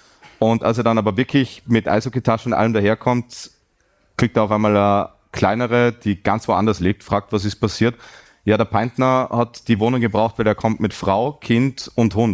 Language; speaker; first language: German; native; German